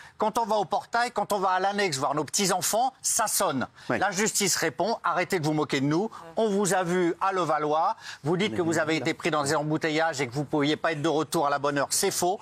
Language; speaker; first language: French; native; French